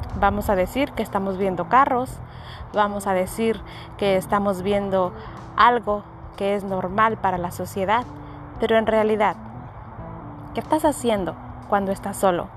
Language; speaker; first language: Spanish; native; Spanish